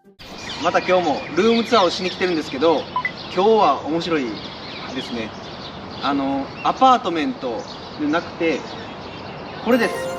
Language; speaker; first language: Japanese; native; Japanese